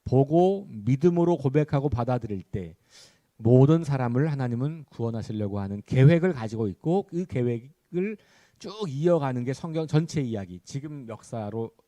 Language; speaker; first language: Korean; native; Korean